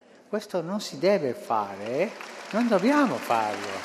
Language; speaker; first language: Italian; non-native, fluent; Spanish